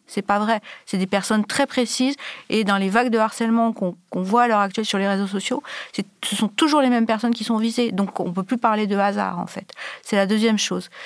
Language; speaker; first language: French; native; French